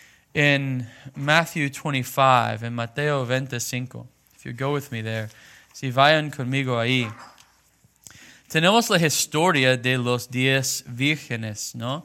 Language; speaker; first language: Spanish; non-native, learner; English